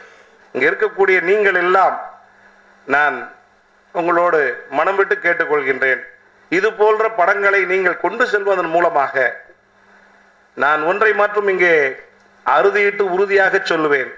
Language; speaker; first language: Tamil; native; Tamil